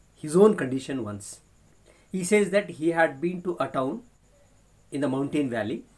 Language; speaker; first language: English; non-native, local second language; Kannada